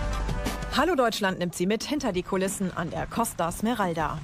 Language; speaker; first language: German; native; German